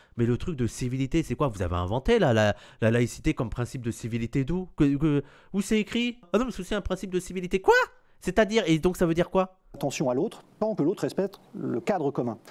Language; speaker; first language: French; native; French